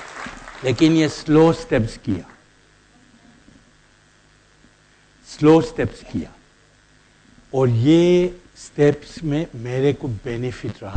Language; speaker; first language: Hindi; non-native, learner; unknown